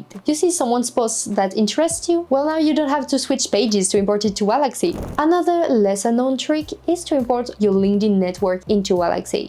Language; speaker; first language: English; non-native, fluent; French